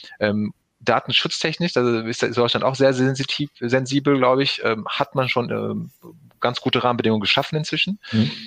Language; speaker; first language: German; early bilingual, other home language; Turkish